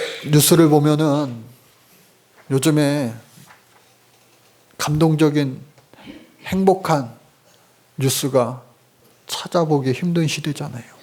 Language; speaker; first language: Korean; native; Korean